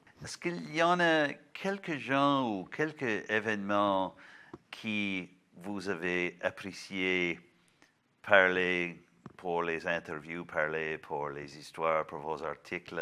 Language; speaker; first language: French; non-native, local second language; English